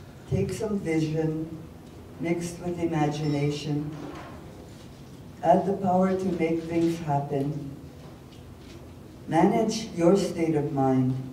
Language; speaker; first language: English; native; English